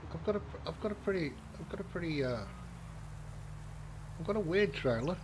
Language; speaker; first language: English; native; English